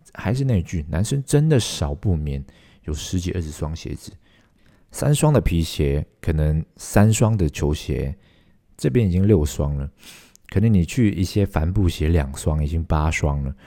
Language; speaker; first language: Chinese; non-native, local second language; Cantonese